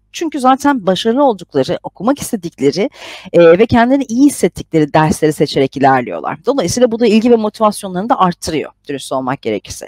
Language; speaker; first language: Turkish; native; Turkish